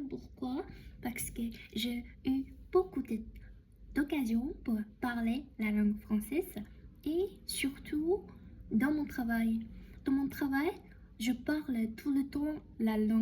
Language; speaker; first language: French; non-native, learner; Chinese